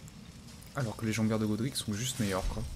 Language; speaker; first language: French; native; French